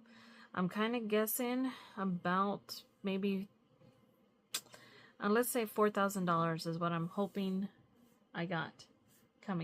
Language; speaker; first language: English; native; English